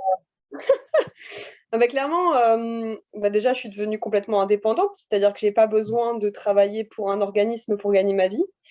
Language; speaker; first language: French; native; French